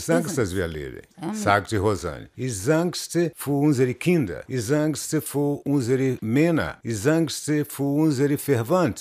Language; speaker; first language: German; non-native, learner; Portuguese